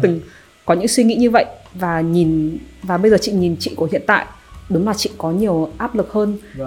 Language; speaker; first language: Vietnamese; native; Vietnamese